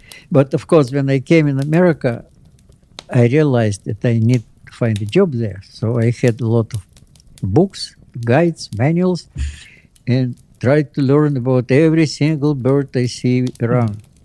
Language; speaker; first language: English; non-native, fluent; Russian